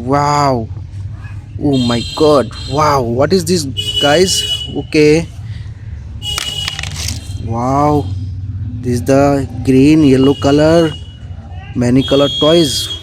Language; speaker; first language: English; non-native, learner; Indonesian